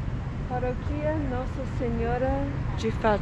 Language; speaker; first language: Portuguese; non-native, fluent; English